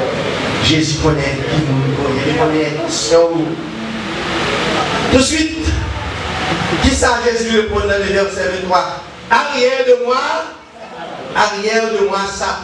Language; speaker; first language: French; non-native, learner; Haitian Creole